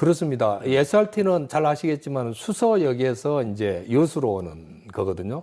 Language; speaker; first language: Korean; native; Korean